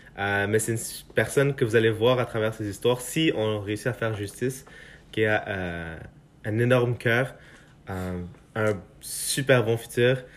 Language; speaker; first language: French; early bilingual, other home language; Persian